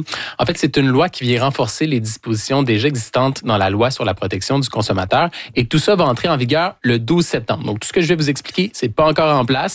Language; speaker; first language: French; native; French